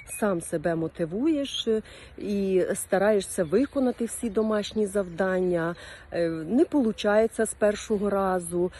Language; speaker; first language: Ukrainian; native; Ukrainian